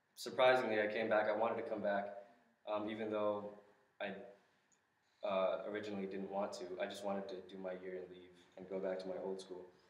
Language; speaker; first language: English; native; English